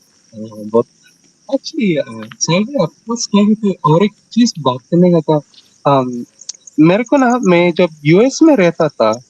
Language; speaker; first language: Hindi; non-native, local second language; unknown